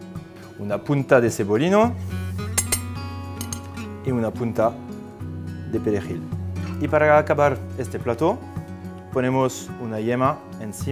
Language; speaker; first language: Spanish; non-native, fluent; French